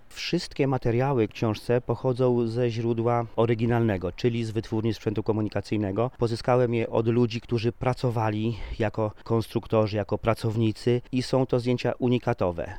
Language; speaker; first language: Polish; native; Polish